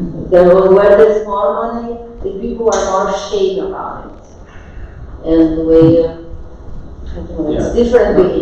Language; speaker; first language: English; non-native, fluent; Portuguese